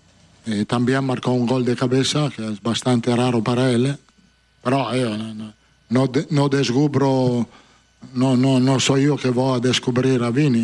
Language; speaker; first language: Portuguese; non-native, fluent; Italian